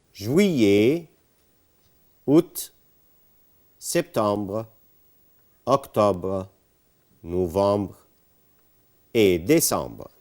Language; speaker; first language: French; non-native, fluent; Arabic